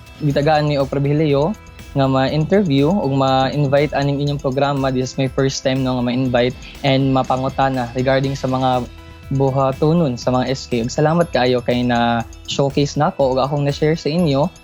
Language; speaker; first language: Cebuano; native; Cebuano